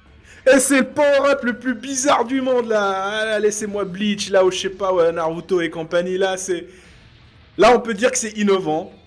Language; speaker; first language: French; native; French